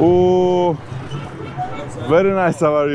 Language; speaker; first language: English; non-native, learner; Turkish